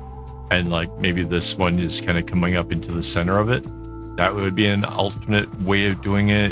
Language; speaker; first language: English; native; English